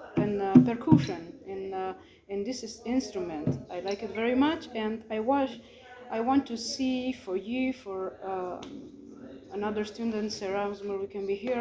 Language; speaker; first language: English; non-native, learner; Romanian